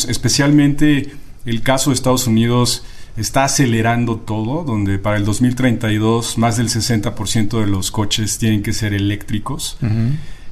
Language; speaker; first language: Spanish; native; Spanish